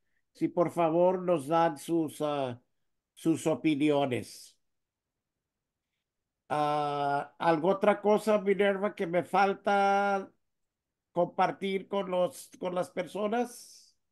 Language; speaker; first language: Spanish; early bilingual, heritage; Spanish